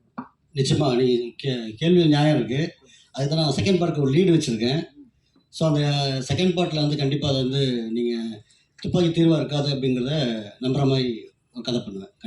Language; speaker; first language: Tamil; native; Tamil